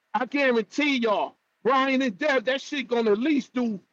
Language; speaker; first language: English; native; English